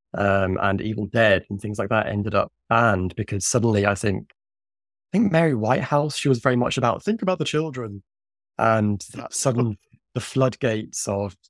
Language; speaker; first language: English; native; English